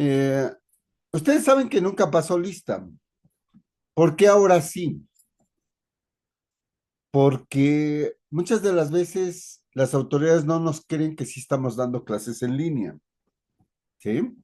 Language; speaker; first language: Spanish; native; Spanish